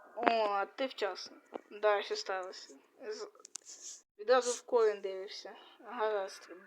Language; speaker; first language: Ukrainian; non-native, local second language; Russian